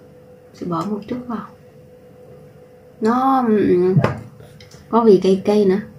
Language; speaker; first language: Chinese; non-native, learner; Vietnamese